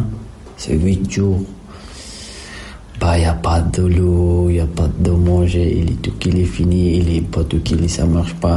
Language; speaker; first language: French; non-native, learner; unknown